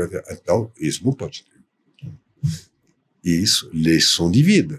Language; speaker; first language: Portuguese; non-native, fluent; French